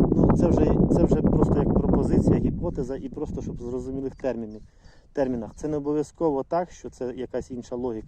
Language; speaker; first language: Ukrainian; non-native, local second language; Russian